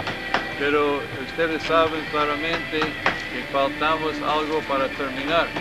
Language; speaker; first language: Spanish; non-native, learner; English